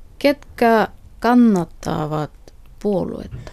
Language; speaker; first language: Finnish; non-native, learner; Korean